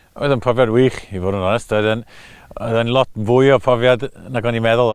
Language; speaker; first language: Welsh; non-native, local second language; English